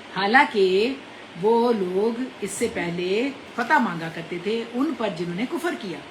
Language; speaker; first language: Urdu; non-native, local second language; Punjabi